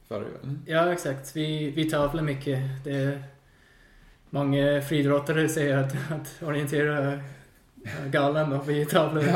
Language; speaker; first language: Swedish; non-native, fluent; English